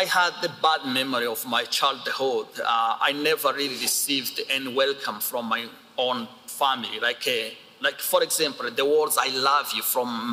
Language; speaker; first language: English; non-native, local second language; Kinyarwanda